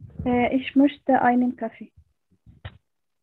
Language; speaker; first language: German; non-native, learner; Arabic